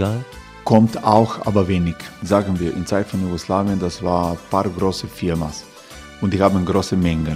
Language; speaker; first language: German; non-native, learner; Croatian